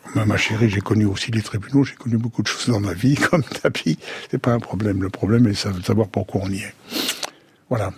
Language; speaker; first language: French; native; French